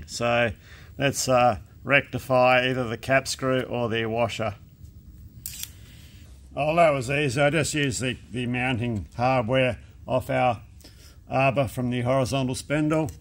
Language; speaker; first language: English; native; English